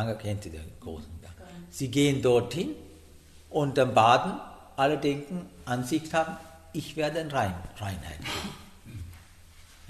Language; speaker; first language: German; non-native, learner; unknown